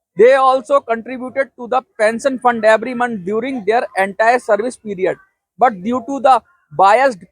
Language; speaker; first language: English; non-native, local second language; Hindi